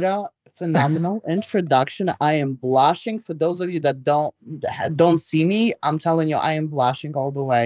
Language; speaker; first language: English; non-native, fluent; Russian